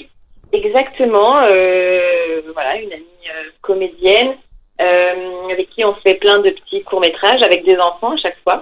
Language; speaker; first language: French; native; French